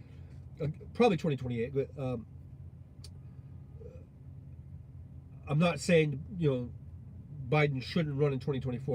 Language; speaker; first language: English; native; English